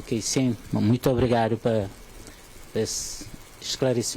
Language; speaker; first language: Portuguese; non-native, local second language; Kabuverdianu